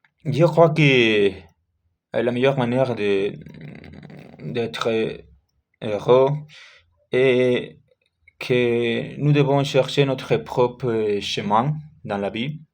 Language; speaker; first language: French; non-native, learner; Spanish